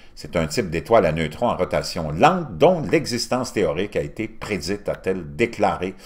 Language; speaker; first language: French; native; French